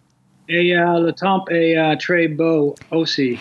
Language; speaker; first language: French; non-native, learner; English